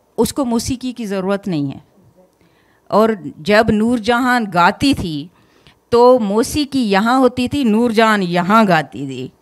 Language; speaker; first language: Urdu; non-native, local second language; Sindhi